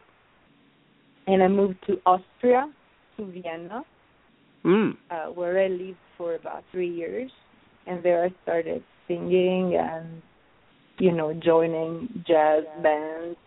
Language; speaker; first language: English; non-native, fluent; Italian